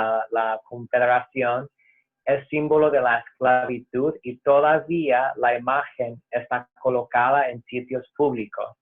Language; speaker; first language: Spanish; non-native, fluent; English